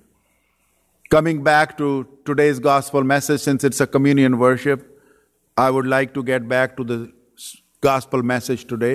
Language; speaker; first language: English; non-native, local second language; Urdu